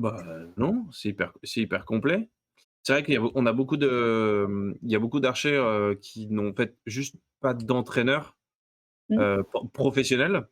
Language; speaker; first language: French; native; French